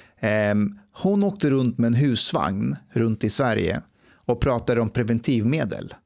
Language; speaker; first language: Swedish; early bilingual, other home language; Persian